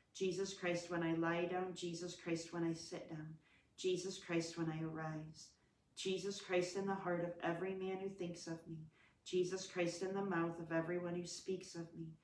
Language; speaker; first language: English; native; English